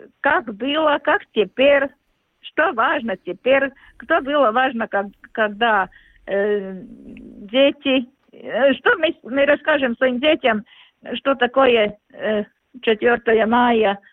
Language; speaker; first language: Russian; non-native, local second language; Latvian